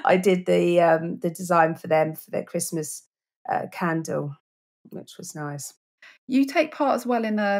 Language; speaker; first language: English; native; English